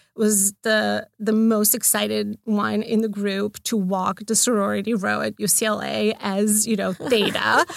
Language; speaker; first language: English; non-native, fluent; Serbian